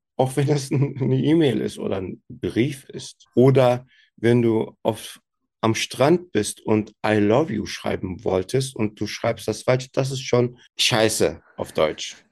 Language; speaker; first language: German; early bilingual, other home language; Turkish